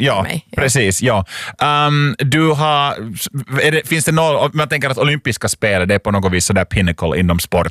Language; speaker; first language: Swedish; native; Swedish